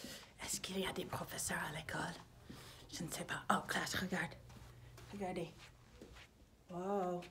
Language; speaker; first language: French; non-native, fluent; English